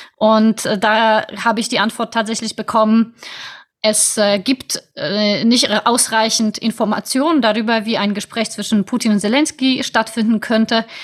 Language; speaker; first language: German; non-native, fluent; Polish